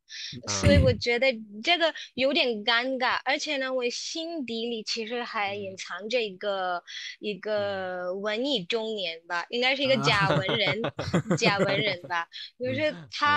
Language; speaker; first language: Chinese; non-native, local second language; Tamil